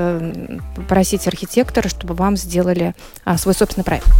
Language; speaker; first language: Russian; native; Russian